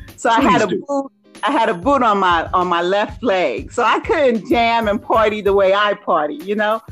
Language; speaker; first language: English; native; English